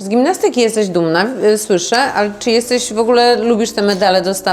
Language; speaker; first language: Polish; native; Polish